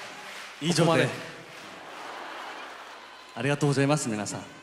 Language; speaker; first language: Japanese; non-native, fluent; Korean